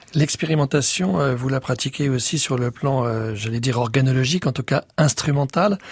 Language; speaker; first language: French; native; French